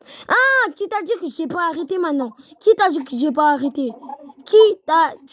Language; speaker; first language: French; native; French